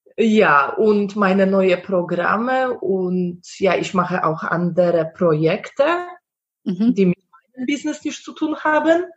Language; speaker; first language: German; non-native, fluent; Polish